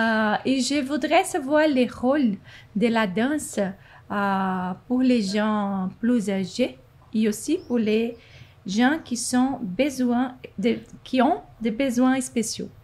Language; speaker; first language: French; non-native, fluent; Portuguese